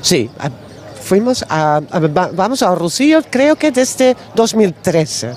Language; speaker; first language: Spanish; non-native, learner; Dutch